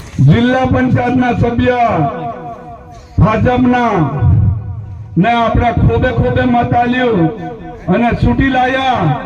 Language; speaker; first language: Gujarati; non-native, local second language; Rathawi